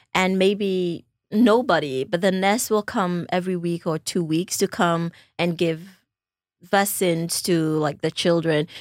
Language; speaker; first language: English; non-native, local second language; Ewe